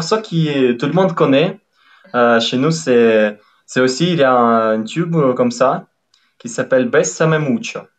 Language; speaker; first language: French; non-native, fluent; Ukrainian